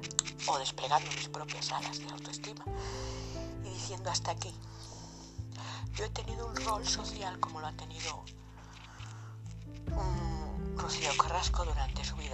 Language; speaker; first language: Spanish; native; Spanish